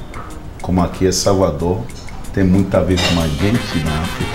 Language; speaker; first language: Portuguese; non-native, learner; Akan